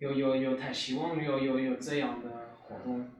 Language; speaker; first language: Chinese; non-native, learner; French